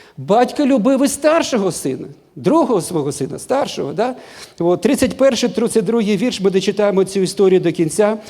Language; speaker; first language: Ukrainian; non-native, local second language; Russian